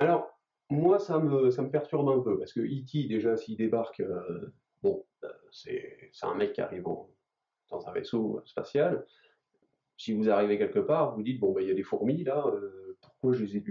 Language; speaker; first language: French; native; French